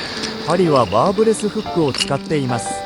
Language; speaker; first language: Japanese; native; Japanese